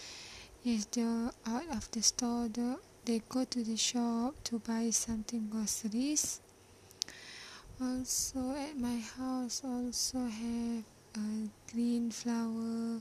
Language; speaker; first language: English; non-native, learner; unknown